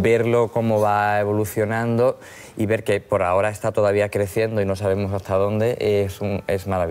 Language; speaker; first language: Spanish; native; Spanish